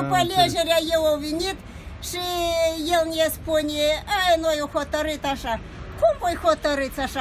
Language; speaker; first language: Romanian; non-native, local second language; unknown